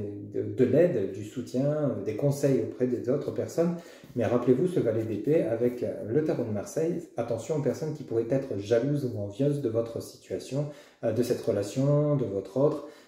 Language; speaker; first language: French; native; French